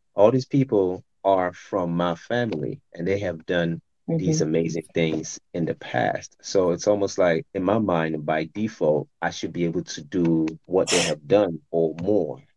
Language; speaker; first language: English; non-native, local second language; Akan